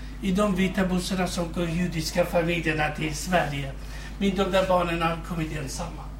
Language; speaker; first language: Swedish; non-native, fluent; Kurdish